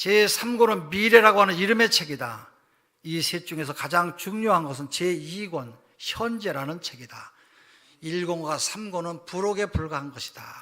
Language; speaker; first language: Korean; native; Korean